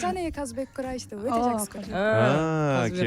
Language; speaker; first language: Kazakh; non-native, learner; Turkish